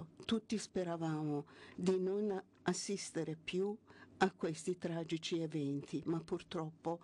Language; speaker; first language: Italian; non-native, fluent; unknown